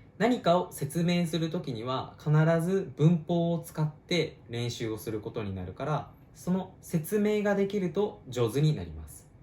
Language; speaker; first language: Japanese; native; Japanese